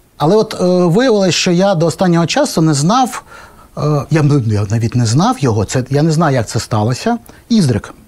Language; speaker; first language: Ukrainian; native; Ukrainian